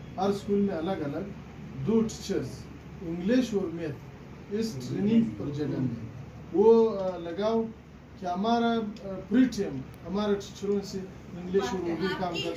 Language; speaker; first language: Hindi; non-native, learner; Pashto